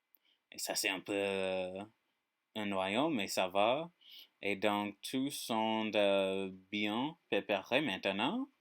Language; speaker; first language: French; non-native, learner; English